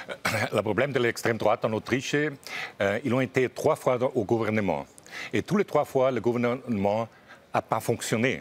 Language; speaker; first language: French; non-native, fluent; German